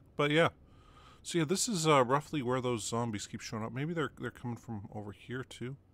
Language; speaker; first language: English; native; English